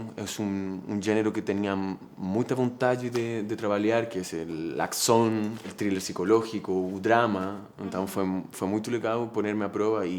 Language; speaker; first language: Portuguese; non-native, fluent; Spanish